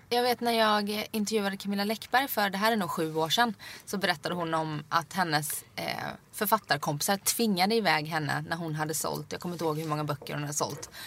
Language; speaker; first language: Swedish; native; Swedish